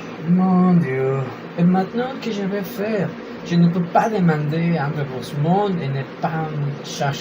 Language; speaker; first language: French; non-native, learner; Spanish